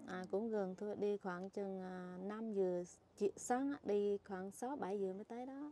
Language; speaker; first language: Vietnamese; non-native, local second language; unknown